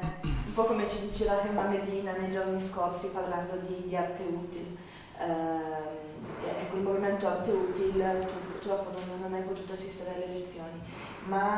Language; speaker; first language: Italian; native; Italian